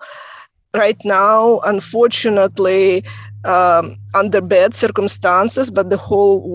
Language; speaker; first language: English; non-native, fluent; Russian